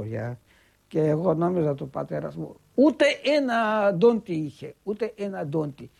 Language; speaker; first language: Greek; early bilingual, heritage; Greek